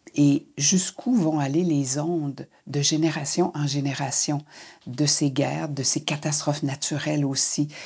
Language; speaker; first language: French; native; French